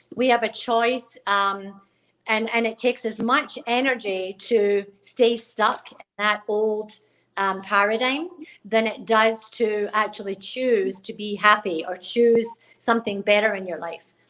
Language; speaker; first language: English; native; English